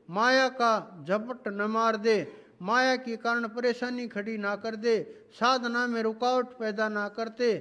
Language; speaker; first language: Hindi; native; Hindi